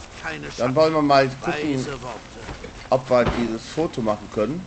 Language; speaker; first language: German; native; German